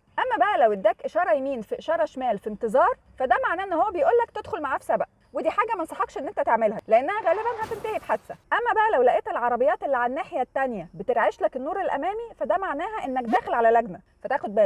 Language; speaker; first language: Arabic; native; Arabic